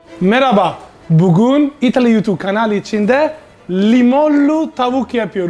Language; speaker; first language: Turkish; non-native, learner; Italian